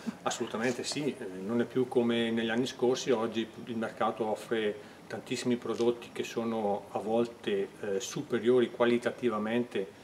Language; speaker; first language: Italian; native; Italian